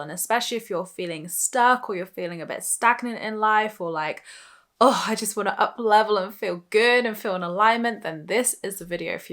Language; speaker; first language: English; native; English